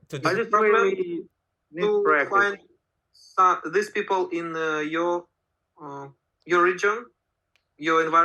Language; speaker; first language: English; non-native, learner; Russian